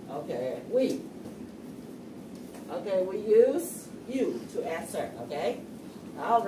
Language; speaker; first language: English; non-native, fluent; Chinese